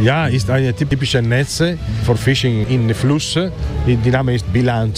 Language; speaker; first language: German; non-native, learner; Italian